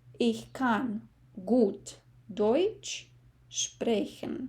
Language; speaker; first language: German; non-native, fluent; Ukrainian